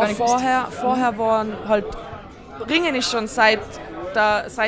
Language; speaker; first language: German; native; German